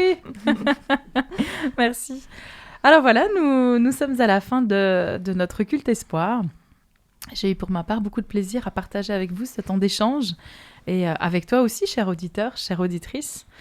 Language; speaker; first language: French; native; French